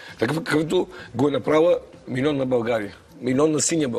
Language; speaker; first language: Bulgarian; native; Bulgarian